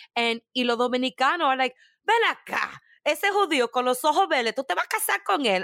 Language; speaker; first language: Spanish; early bilingual, heritage; Spanish